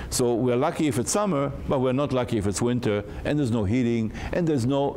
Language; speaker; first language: English; non-native, fluent; Hebrew